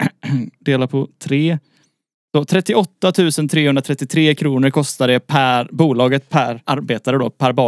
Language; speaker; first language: Swedish; native; Swedish